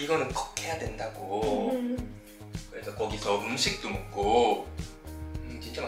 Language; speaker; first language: Korean; non-native, fluent; Japanese